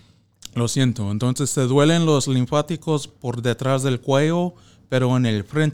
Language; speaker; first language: Spanish; non-native, fluent; English